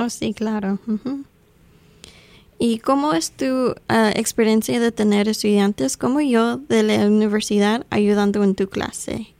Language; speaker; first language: Spanish; non-native, fluent; English